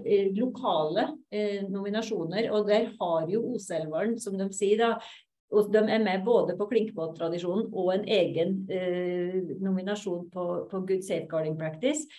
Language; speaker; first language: Norwegian; native; Norwegian